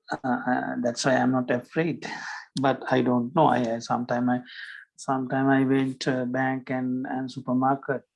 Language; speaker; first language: English; non-native, learner; Sinhala